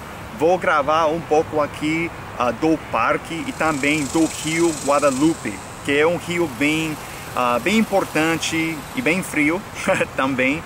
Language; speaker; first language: Portuguese; non-native, fluent; English